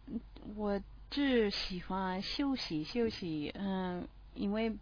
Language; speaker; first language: Chinese; non-native, learner; English